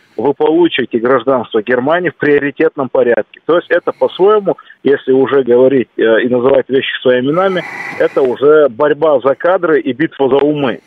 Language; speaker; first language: Russian; non-native, local second language; Kumyk